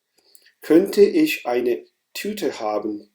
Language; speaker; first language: German; non-native, fluent; Urdu